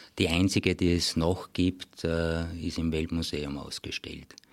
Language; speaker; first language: German; native; German